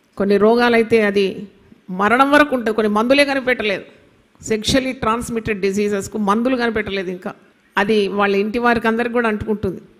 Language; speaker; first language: Telugu; non-native, local second language; Malayalam